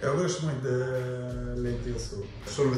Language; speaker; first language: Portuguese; non-native, fluent; Arabic